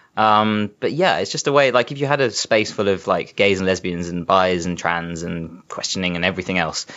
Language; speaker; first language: English; native; English